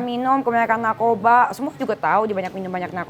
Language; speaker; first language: Indonesian; native; Indonesian